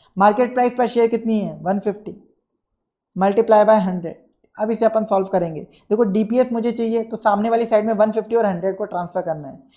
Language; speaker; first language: Hindi; native; Hindi